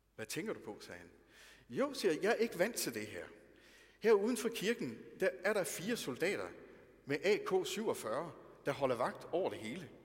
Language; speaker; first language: Danish; native; Danish